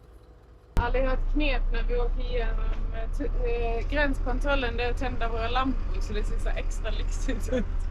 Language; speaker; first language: Swedish; native; Swedish